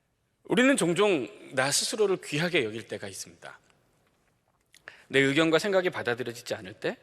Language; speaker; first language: Korean; native; Korean